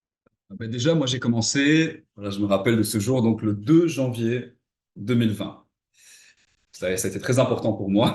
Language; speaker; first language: French; native; French